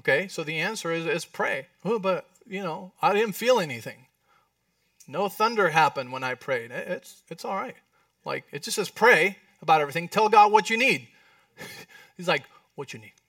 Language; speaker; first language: English; non-native, fluent; Spanish